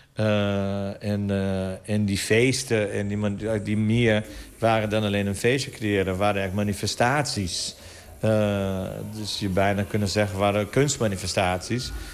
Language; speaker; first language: Dutch; non-native, fluent; Portuguese